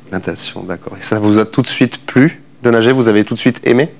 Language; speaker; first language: French; native; French